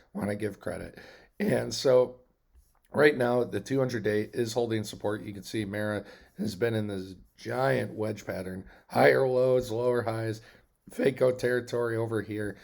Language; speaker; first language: English; native; English